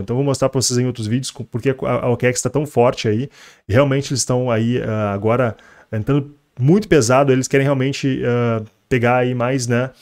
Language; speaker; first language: Portuguese; native; Portuguese